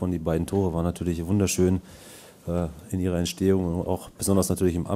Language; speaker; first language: German; native; German